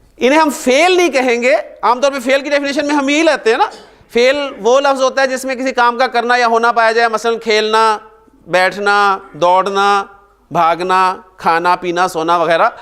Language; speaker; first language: Urdu; native; Urdu